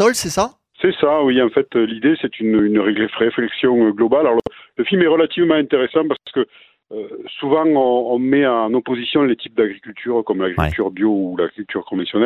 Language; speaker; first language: French; native; French